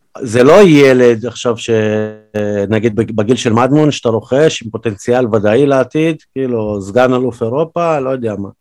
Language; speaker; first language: Hebrew; early bilingual, other home language; Russian